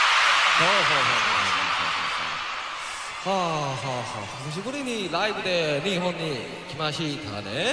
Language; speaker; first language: Japanese; non-native, learner; Korean